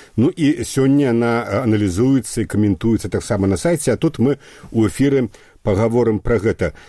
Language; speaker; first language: Belarusian; native; Belarusian